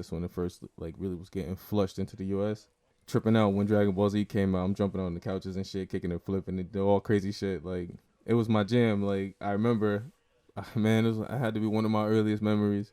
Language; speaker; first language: English; native; English